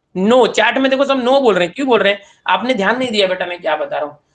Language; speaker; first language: Hindi; non-native, local second language; Marathi